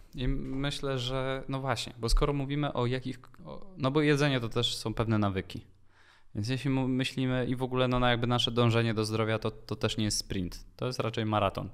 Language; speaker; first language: Polish; native; Polish